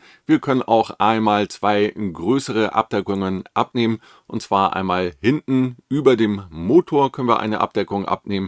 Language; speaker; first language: German; native; German